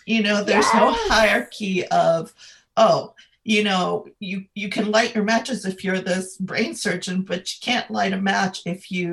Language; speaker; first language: English; native; English